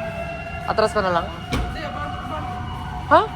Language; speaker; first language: Filipino; native; Filipino